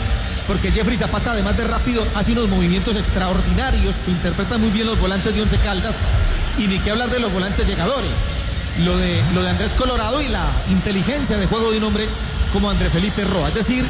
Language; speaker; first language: Spanish; native; Spanish